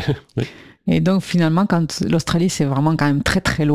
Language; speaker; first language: French; native; French